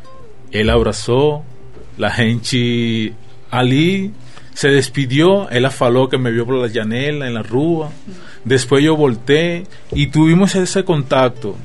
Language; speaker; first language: Portuguese; non-native, learner; Spanish